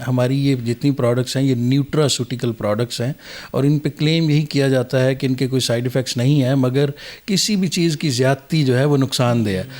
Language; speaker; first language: Urdu; non-native, local second language; Punjabi